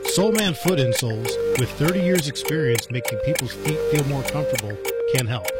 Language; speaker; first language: English; native; English